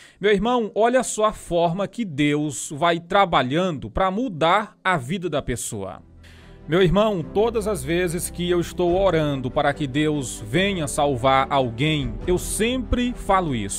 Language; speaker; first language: Portuguese; native; Portuguese